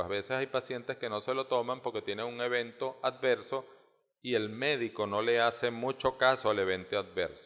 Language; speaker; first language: Spanish; native; Spanish